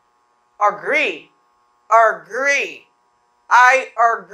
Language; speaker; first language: English; non-native, fluent; Haitian Creole